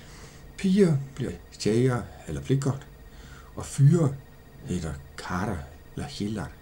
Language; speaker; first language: Swedish; non-native, learner; Danish